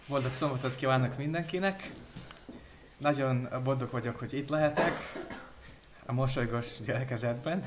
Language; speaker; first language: Hungarian; non-native, learner; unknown